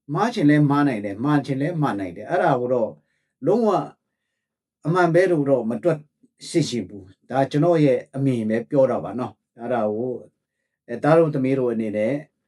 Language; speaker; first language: Burmese; non-native, local second language; Hakha Chin